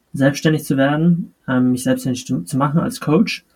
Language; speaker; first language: German; native; German